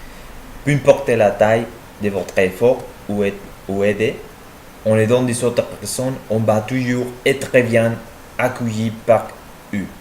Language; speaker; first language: French; non-native, learner; Spanish